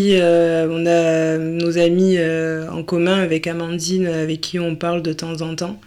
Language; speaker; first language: French; native; French